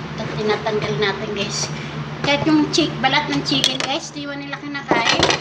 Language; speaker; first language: Filipino; non-native, local second language; Cebuano